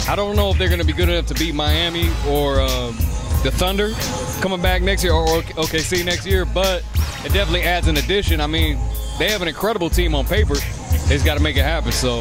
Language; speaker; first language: English; native; English